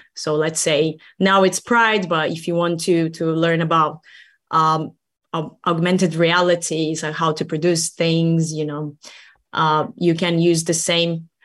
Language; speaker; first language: English; non-native, fluent; Portuguese